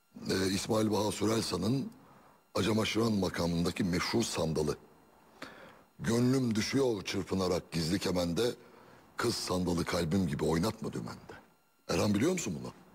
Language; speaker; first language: Turkish; native; Turkish